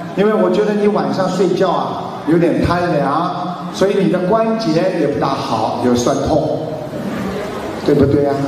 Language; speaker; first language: Chinese; native; Chinese